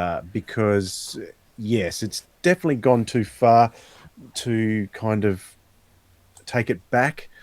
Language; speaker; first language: English; native; English